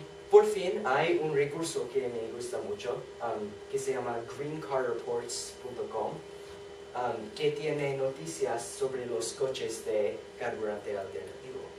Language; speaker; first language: Spanish; non-native, learner; English